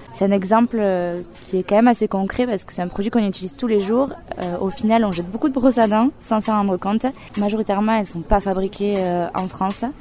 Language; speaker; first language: French; early bilingual, other home language; Spanish